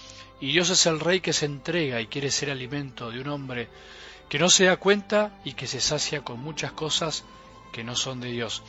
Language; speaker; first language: Spanish; native; Spanish